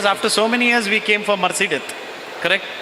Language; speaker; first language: English; non-native, local second language; Kannada